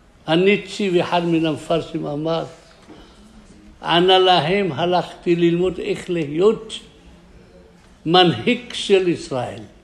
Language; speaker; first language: Hebrew; non-native, fluent; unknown